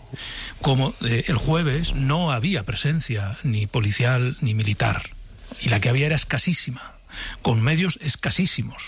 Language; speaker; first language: Spanish; native; Spanish